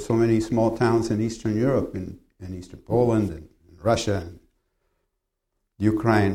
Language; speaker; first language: English; early bilingual, other home language; Polish